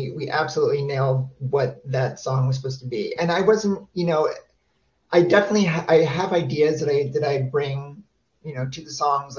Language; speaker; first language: English; native; English